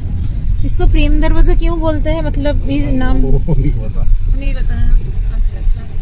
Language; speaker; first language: Hindi; non-native, local second language; Bangla